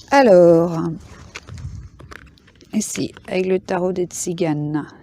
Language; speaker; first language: French; native; French